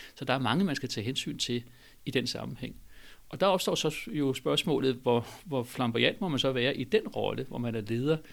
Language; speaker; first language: Danish; native; Danish